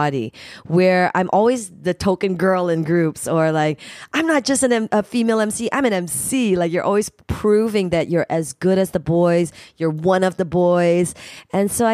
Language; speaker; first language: English; native; English